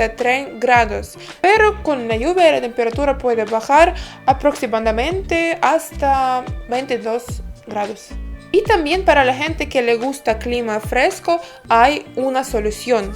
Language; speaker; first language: Spanish; non-native, fluent; Ukrainian